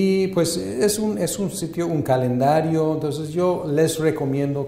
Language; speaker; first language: Spanish; non-native, fluent; English